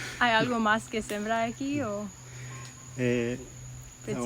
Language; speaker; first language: Spanish; non-native, learner; English